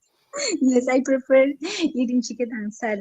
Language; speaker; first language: English; non-native, learner; Spanish